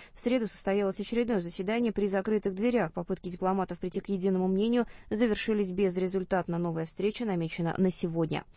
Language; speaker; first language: Russian; native; Russian